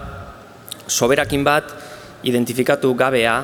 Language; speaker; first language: Basque; native; Basque